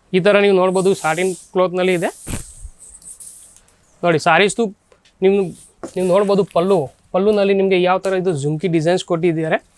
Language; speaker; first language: Kannada; non-native, learner; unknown